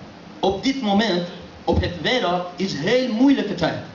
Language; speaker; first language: Dutch; non-native, learner; Persian